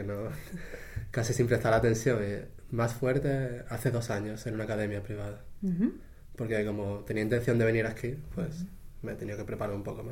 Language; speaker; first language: Spanish; native; Spanish